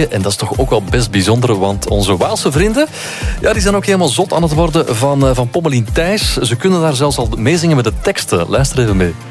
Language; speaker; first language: Dutch; native; Dutch